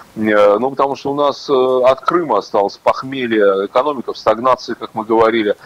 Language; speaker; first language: Russian; native; Russian